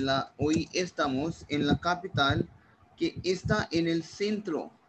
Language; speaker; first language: Spanish; non-native, learner; Hindi